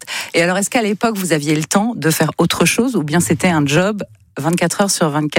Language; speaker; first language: French; native; French